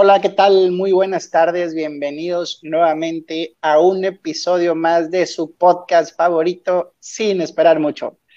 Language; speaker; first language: Spanish; native; Spanish